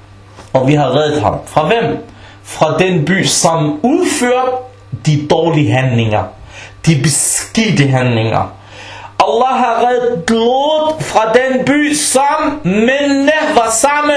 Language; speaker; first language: Danish; early bilingual, other home language; Arabic